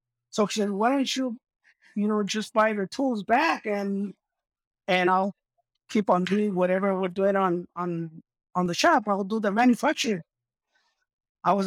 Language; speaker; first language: English; non-native, fluent; Spanish